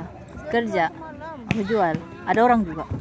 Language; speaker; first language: Malay; native; Malay